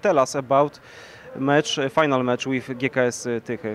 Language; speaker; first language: English; non-native, learner; Polish